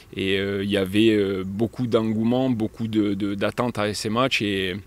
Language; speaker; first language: French; native; French